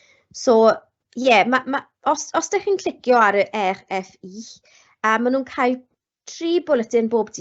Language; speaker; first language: Welsh; non-native, local second language; English